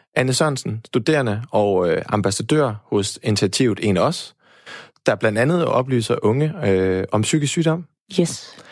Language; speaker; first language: Danish; native; Danish